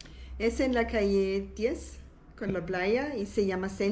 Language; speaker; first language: Spanish; non-native, learner; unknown